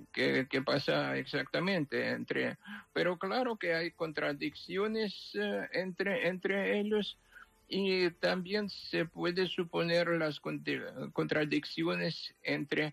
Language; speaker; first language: Spanish; non-native, fluent; Ukrainian